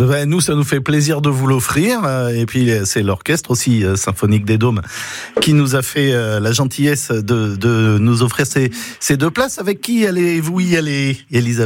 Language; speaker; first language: French; native; French